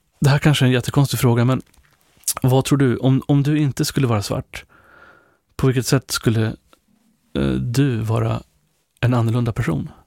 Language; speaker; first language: Swedish; native; Swedish